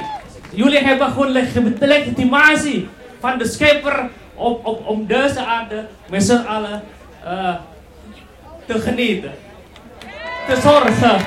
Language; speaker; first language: Dutch; non-native, fluent; Indonesian